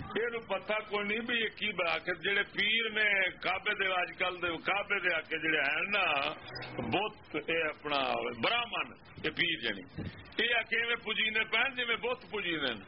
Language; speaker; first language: Urdu; native; Urdu